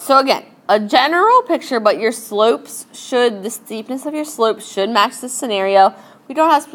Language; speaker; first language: English; native; English